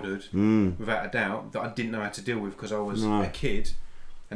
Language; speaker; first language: English; native; English